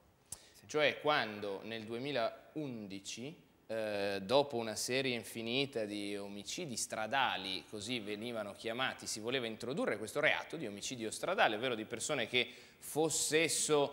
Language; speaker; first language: Italian; native; Italian